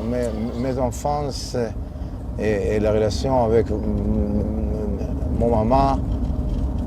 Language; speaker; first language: French; non-native, learner; Hebrew